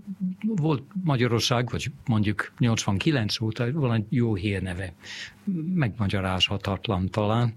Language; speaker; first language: Hungarian; non-native, fluent; English